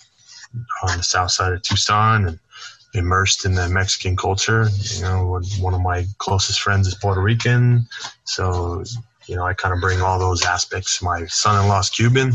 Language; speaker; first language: English; native; English